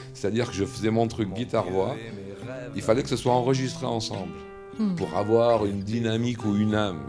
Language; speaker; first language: French; native; French